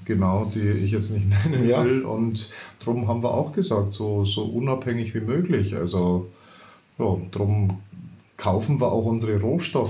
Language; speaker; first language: German; native; German